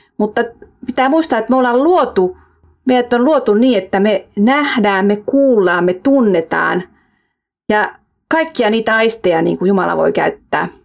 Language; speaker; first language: Finnish; early bilingual, heritage; Finnish